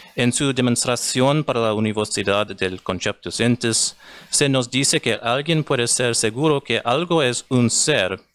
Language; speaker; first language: Spanish; non-native, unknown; English